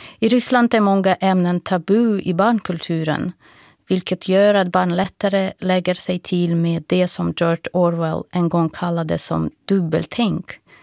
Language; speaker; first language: Swedish; non-native, fluent; Russian